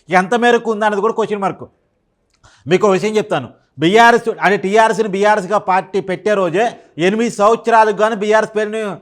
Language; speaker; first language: Telugu; native; Telugu